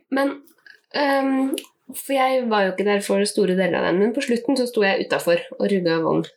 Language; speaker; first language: Norwegian; native; Norwegian